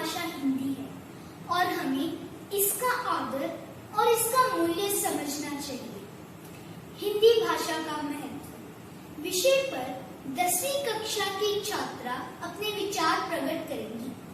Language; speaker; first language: Hindi; native; Hindi